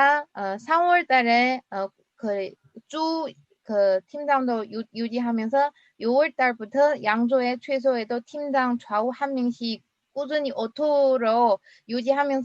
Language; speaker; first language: Korean; non-native, fluent; Chinese